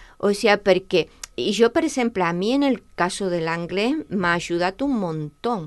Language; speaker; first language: Catalan; non-native, local second language; Spanish